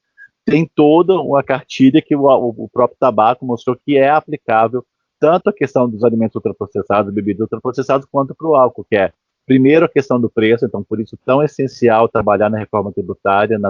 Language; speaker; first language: Portuguese; native; Portuguese